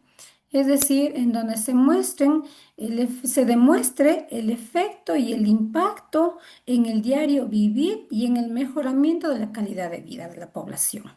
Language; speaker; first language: Spanish; native; Spanish